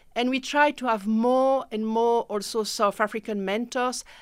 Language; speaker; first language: English; non-native, fluent; French